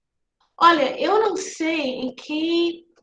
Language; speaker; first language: Portuguese; non-native, fluent; English